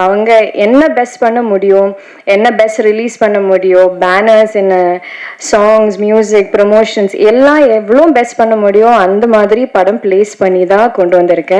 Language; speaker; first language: Tamil; non-native, learner; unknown